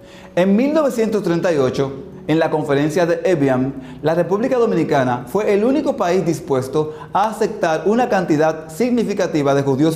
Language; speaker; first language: Spanish; native; Spanish